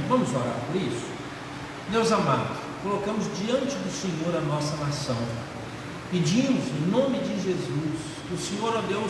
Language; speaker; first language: Portuguese; native; Portuguese